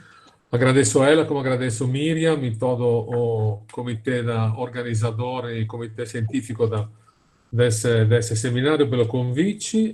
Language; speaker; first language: Portuguese; non-native, fluent; Italian